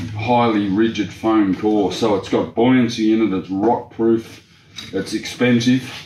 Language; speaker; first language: English; native; English